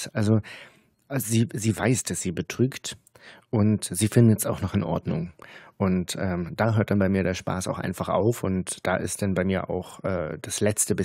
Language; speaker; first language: German; native; German